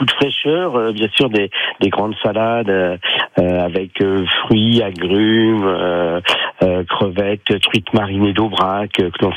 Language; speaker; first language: French; native; French